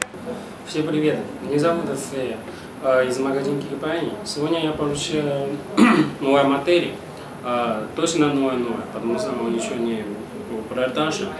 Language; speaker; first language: Russian; non-native, learner; Chinese